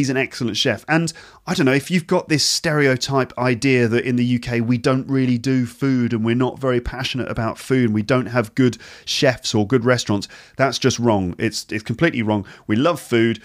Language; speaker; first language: English; native; English